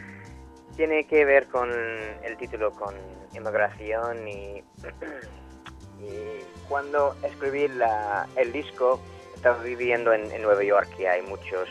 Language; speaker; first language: Spanish; non-native, fluent; English